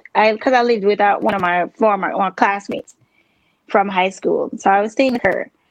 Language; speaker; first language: English; non-native, local second language; Jamaican Creole English